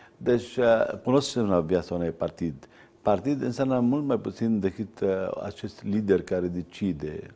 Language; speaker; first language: Romanian; non-native, fluent; Arabic